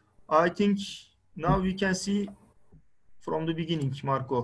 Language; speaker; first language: English; non-native, fluent; Turkish